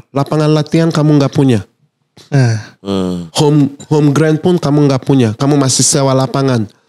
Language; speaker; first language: Indonesian; non-native, fluent; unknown